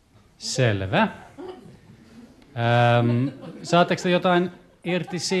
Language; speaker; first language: Finnish; native; Finnish